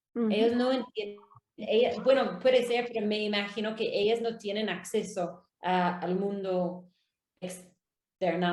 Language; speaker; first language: Spanish; non-native, learner; English